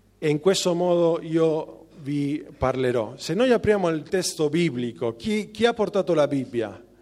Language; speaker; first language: Italian; non-native, fluent; Spanish